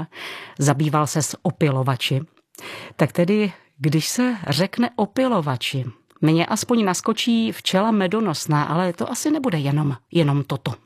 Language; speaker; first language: Czech; native; Czech